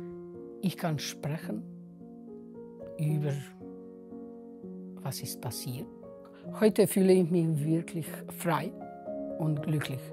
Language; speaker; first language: German; non-native, fluent; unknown